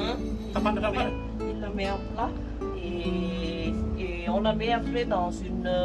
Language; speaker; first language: French; non-native, local second language; Malagasy